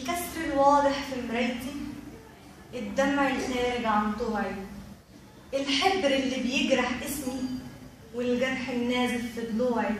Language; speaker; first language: Arabic; native; Arabic